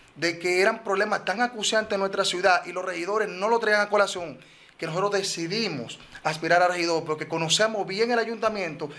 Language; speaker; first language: Spanish; native; Spanish